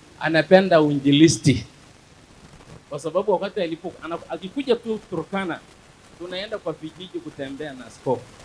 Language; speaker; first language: Swahili; non-native, local second language; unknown